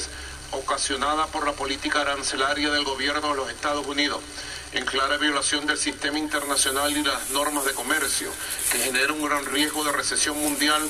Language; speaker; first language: Spanish; native; Spanish